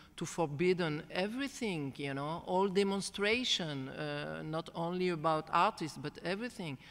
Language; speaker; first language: English; non-native, fluent; Arabic